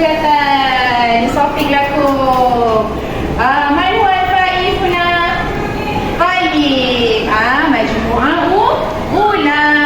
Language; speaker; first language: Arabic; non-native, learner; Malay